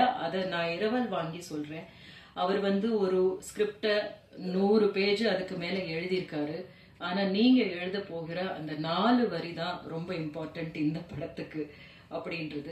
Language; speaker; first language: Tamil; native; Tamil